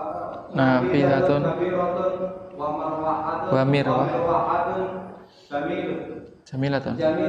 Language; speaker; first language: Arabic; non-native, fluent; Indonesian